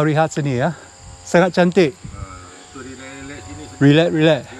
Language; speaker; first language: Indonesian; non-native, learner; English